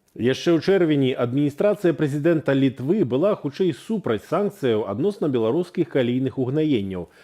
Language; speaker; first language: Belarusian; native; Belarusian